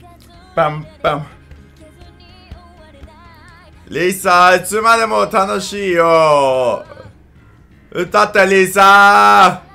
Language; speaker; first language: Japanese; non-native, learner; English